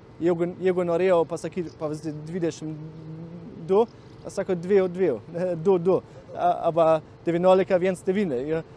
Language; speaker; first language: Lithuanian; non-native, learner; German